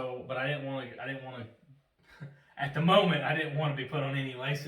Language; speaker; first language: English; native; English